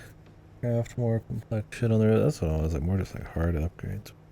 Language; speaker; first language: English; native; English